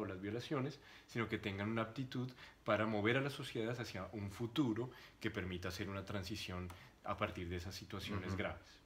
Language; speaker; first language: Spanish; native; Spanish